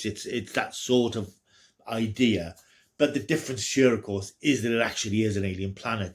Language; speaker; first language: English; native; English